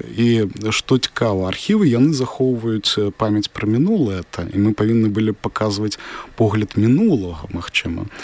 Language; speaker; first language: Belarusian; non-native, local second language; Russian